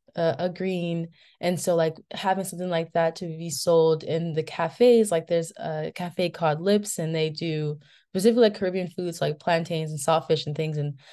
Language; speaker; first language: English; native; English